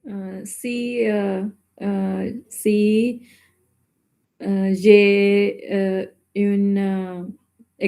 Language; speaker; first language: French; non-native, learner; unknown